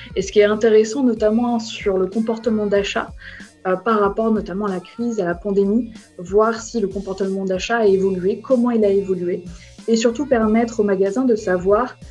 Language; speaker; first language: French; native; French